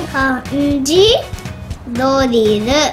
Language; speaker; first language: Japanese; early bilingual, heritage; Japanese